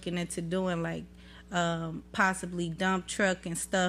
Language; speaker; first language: English; native; English